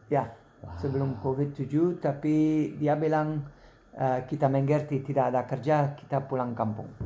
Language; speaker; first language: Indonesian; non-native, learner; Dutch